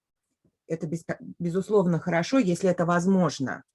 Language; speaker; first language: Russian; native; Russian